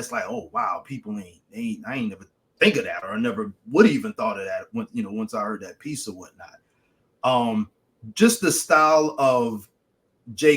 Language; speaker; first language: English; native; English